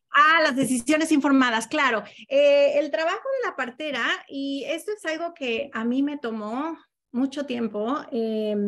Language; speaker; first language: Spanish; native; Spanish